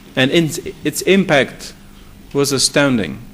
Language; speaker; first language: English; non-native, fluent; Romanian